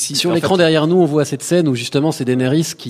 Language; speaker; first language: French; native; French